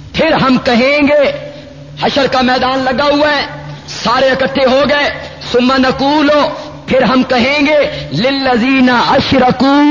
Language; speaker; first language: Urdu; non-native, local second language; Punjabi